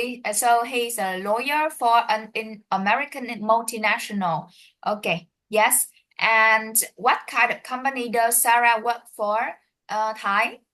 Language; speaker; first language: English; non-native, fluent; Vietnamese